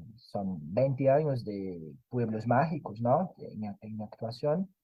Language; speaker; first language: Spanish; non-native, fluent; Portuguese